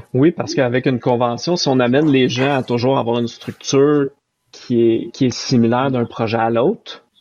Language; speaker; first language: French; native; French